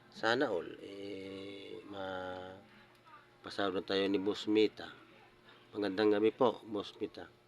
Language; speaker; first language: Filipino; non-native, local second language; Bikol